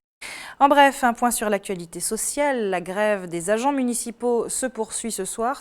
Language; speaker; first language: French; native; French